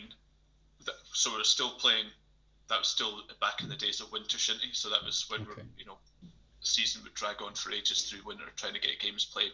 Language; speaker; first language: English; native; English